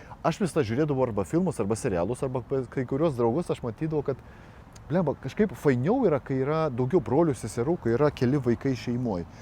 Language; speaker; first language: Lithuanian; non-native, local second language; Russian